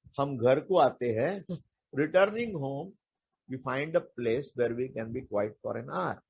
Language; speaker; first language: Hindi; non-native, local second language; Marathi